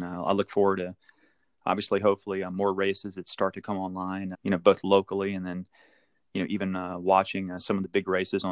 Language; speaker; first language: English; native; English